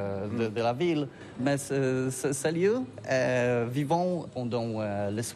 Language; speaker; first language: French; non-native, learner; Polish